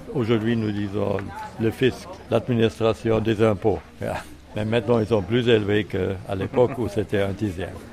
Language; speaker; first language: French; non-native, fluent; German